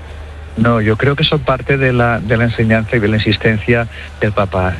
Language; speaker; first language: Spanish; native; Spanish